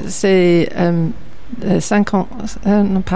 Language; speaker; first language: French; non-native, learner; English